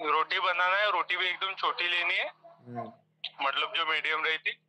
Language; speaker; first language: Hindi; non-native, local second language; Marathi